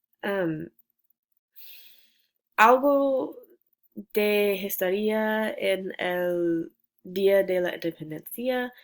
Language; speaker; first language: Spanish; non-native, learner; English